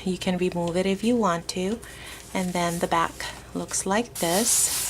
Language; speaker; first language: English; native; English